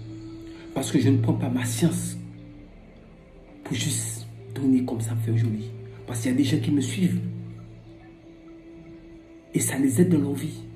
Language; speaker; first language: French; non-native, local second language; Fon